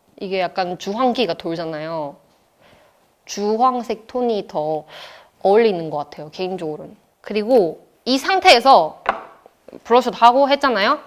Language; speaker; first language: Korean; non-native, fluent; Chinese